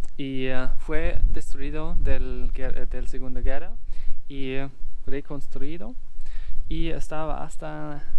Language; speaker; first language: Spanish; non-native, learner; German